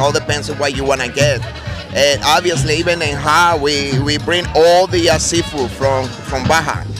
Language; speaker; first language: English; non-native, fluent; Spanish